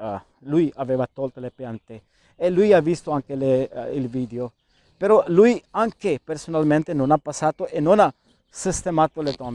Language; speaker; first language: Italian; non-native, learner; Urdu